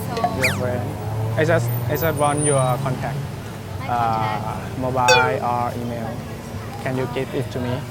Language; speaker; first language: English; non-native, learner; Thai